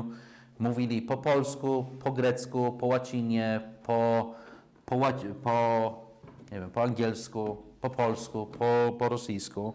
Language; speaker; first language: Polish; non-native, fluent; English